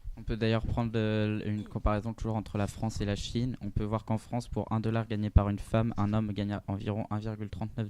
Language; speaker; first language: French; native; French